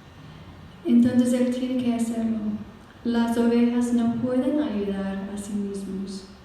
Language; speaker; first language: Spanish; non-native, fluent; English